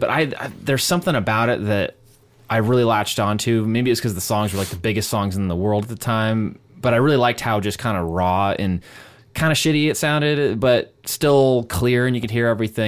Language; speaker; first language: English; native; English